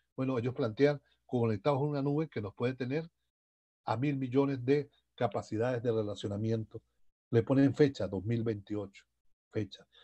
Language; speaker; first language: Spanish; native; Spanish